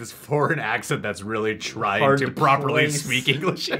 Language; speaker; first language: English; native; English